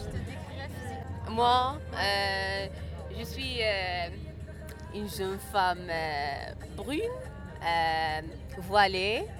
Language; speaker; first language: French; non-native, learner; Arabic